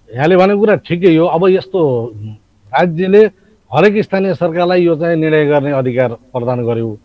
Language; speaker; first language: Nepali; native; Nepali